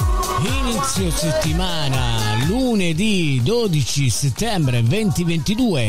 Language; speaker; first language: Italian; native; Italian